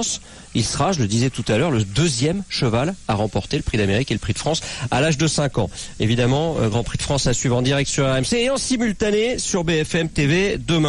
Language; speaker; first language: French; native; French